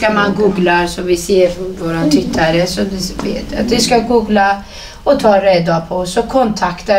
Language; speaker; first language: Swedish; non-native, fluent; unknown